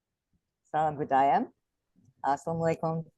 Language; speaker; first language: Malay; non-native, fluent; English